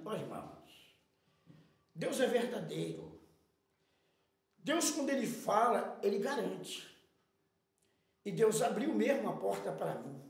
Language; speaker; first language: Portuguese; native; Portuguese